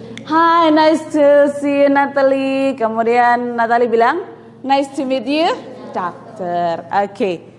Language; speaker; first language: English; non-native, fluent; Indonesian